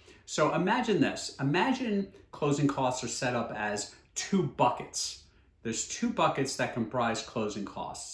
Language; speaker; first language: English; native; English